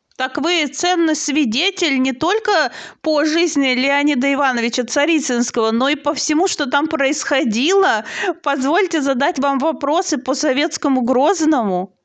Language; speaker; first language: Russian; native; Russian